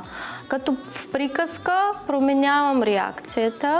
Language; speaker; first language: Bulgarian; non-native, learner; Russian